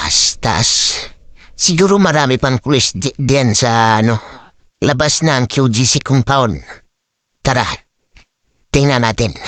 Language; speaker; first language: Filipino; non-native, local second language; Cebuano